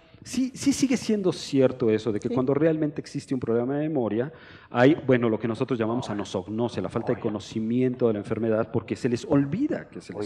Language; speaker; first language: Spanish; native; Spanish